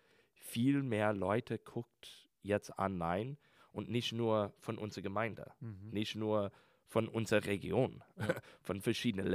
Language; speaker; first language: German; non-native, learner; English